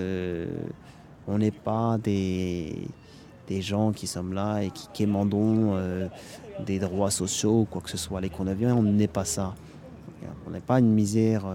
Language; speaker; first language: French; native; French